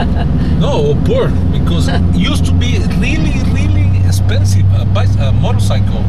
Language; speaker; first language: English; non-native, learner; Spanish